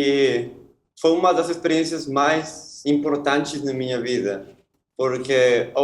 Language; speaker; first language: Portuguese; non-native, fluent; Spanish